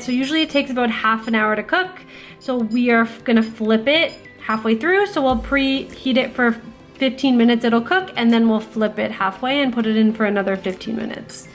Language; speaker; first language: English; native; English